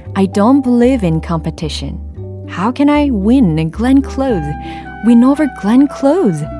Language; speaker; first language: English; non-native, fluent; Korean